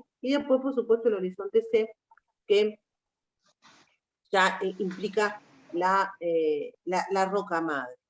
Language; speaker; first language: Spanish; native; Spanish